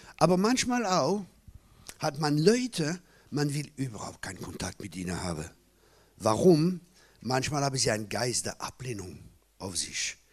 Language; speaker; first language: German; non-native, local second language; French